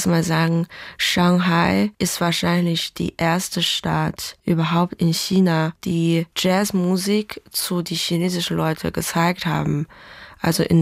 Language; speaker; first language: German; non-native, learner; Chinese